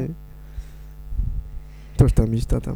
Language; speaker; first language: Portuguese; non-native, learner; Morisyen